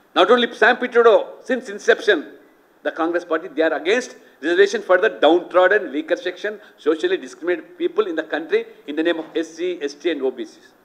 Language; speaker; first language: English; non-native, local second language; Telugu